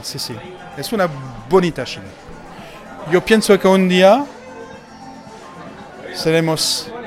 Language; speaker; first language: Spanish; non-native, learner; French